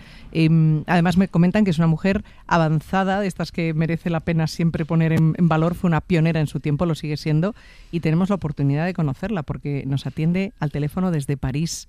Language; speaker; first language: Spanish; native; Spanish